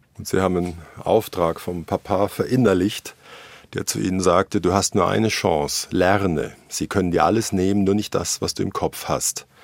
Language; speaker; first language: German; native; German